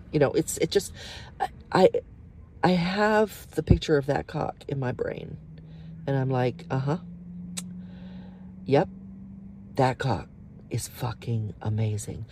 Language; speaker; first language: English; native; English